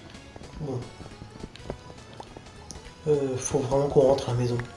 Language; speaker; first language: French; native; French